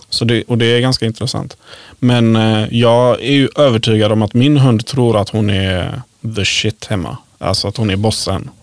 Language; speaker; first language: Swedish; early bilingual, other home language; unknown